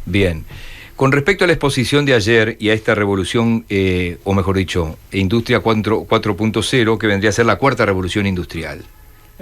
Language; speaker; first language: Spanish; native; Spanish